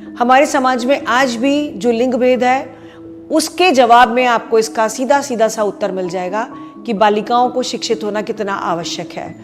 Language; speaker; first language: Hindi; native; Hindi